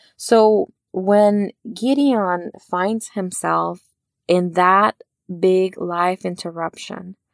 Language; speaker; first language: English; early bilingual, other home language; Spanish